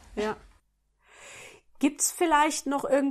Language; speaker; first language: German; native; German